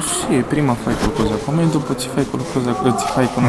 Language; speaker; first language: Italian; non-native, learner; Romanian